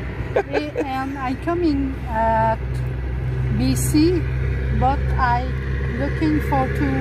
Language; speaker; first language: English; non-native, learner; French